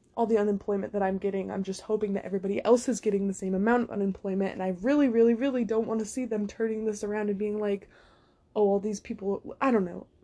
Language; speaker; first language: English; native; English